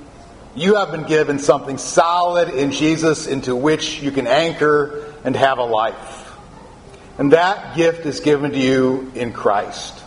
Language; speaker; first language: English; native; English